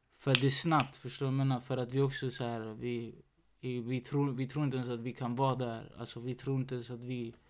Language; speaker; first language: Swedish; early bilingual, other home language; Spanish